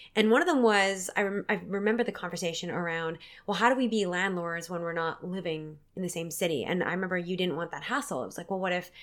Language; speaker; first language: English; native; English